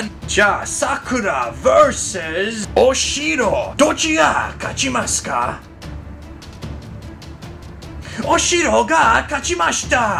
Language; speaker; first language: Japanese; non-native, learner; English